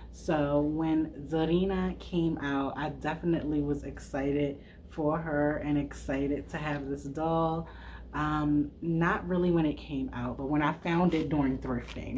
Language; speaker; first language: English; native; English